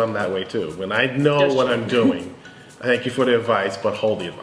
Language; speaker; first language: English; native; English